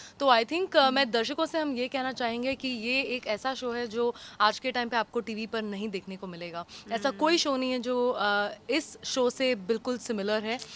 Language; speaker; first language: Hindi; non-native, local second language; Tamil